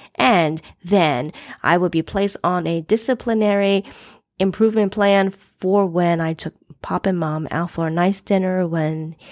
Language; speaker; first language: English; native; English